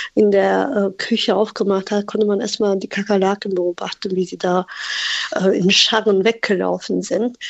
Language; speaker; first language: German; non-native, fluent; Albanian